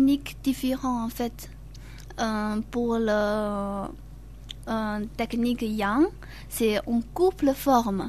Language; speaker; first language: French; non-native, learner; Chinese